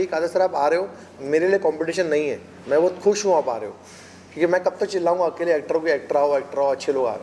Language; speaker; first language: Hindi; native; Hindi